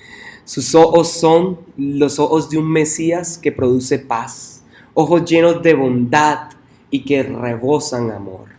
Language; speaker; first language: Spanish; native; Spanish